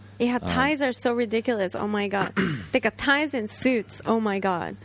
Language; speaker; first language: English; non-native, fluent; Japanese